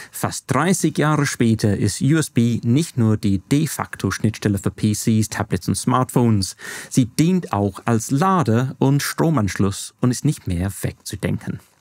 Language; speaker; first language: German; non-native, fluent; English